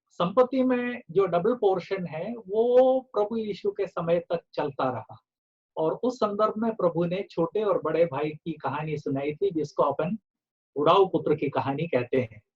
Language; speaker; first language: Hindi; native; Hindi